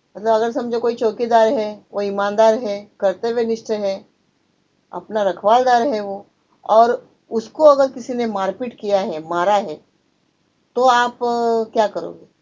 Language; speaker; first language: Hindi; non-native, local second language; Marathi